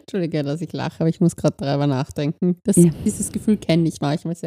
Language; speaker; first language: German; native; German